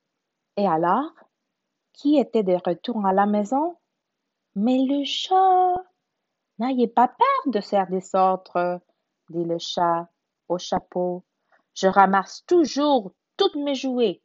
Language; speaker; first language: French; non-native, learner; Spanish